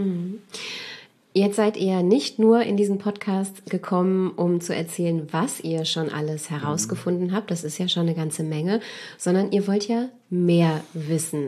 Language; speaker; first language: German; native; German